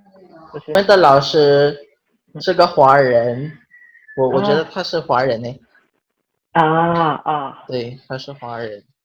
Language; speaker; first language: Chinese; non-native, learner; Filipino